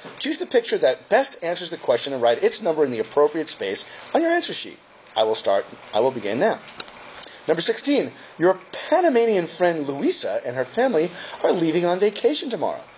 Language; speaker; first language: English; native; English